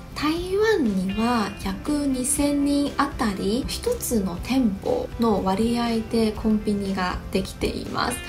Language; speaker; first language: Japanese; non-native, fluent; Chinese